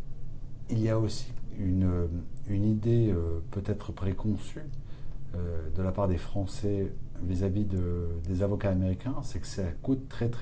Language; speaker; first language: French; native; French